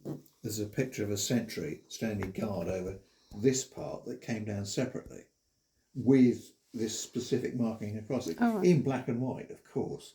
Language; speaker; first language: English; native; English